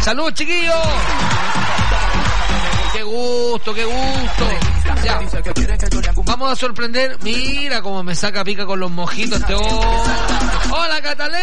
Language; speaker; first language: Spanish; native; Spanish